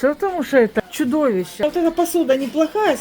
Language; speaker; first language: Russian; native; Russian